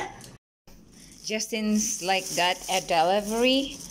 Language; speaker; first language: English; non-native, local second language; Cebuano